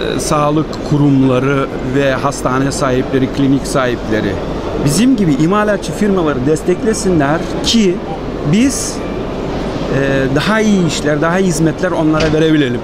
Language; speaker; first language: Turkish; early bilingual, heritage; Turkish